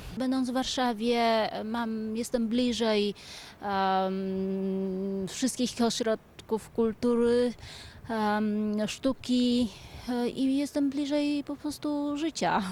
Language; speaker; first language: Polish; non-native, fluent; Vietnamese